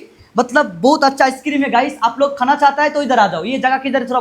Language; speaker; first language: Hindi; non-native, learner; Bangla